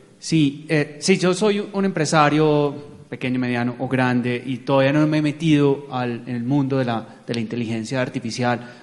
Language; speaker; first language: Spanish; native; Spanish